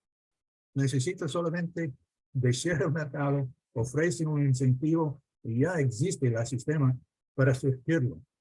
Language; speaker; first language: Spanish; non-native, fluent; English